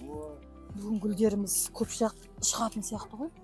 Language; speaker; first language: Kazakh; native; Kazakh